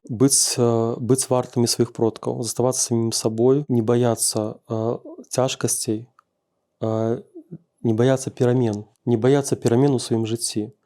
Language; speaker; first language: Belarusian; non-native, local second language; Russian